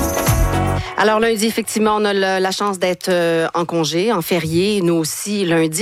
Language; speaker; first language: French; native; French